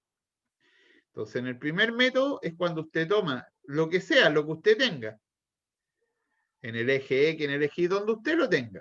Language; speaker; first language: Spanish; native; Spanish